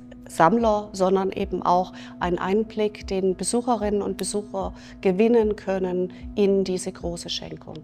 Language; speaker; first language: German; native; German